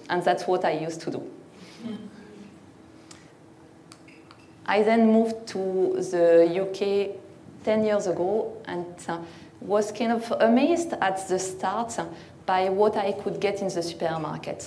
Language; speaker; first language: English; non-native, fluent; French